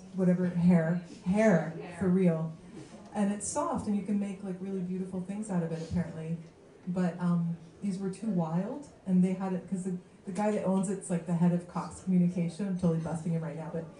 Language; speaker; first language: English; early bilingual, other home language; French